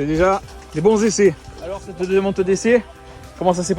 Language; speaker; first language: French; native; French